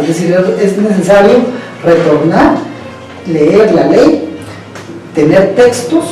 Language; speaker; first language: Spanish; native; Spanish